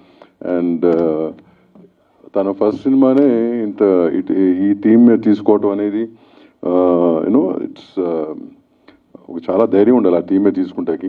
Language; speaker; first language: Telugu; native; Telugu